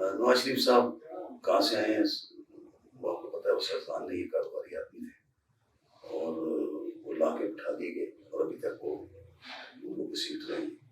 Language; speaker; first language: Urdu; non-native, local second language; Punjabi